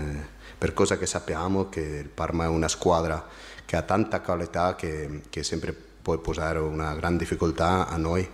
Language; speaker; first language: Italian; non-native, fluent; Spanish